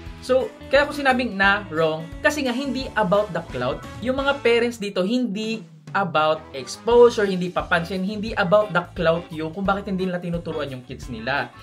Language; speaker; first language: Filipino; native; Filipino